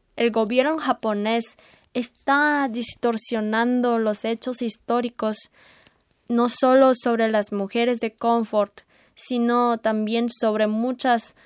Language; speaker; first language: Spanish; non-native, fluent; Korean